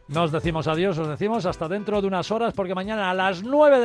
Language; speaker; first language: Spanish; native; Spanish